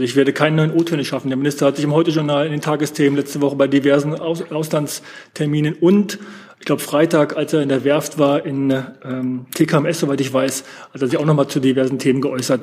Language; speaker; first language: German; native; German